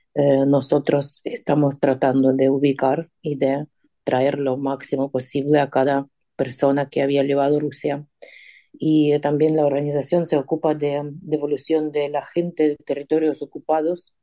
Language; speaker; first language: Spanish; non-native, fluent; Ukrainian